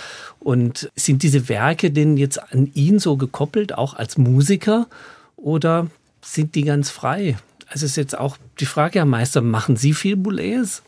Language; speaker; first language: German; native; German